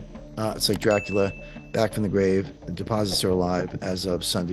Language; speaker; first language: English; native; English